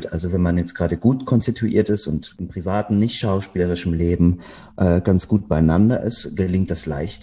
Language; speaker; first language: German; native; German